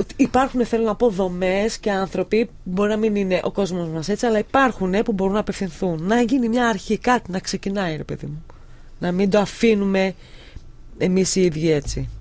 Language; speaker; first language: Greek; native; Greek